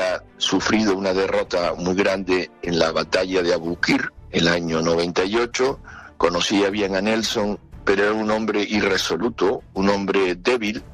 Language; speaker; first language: Spanish; native; Spanish